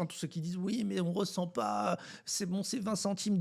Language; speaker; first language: French; native; French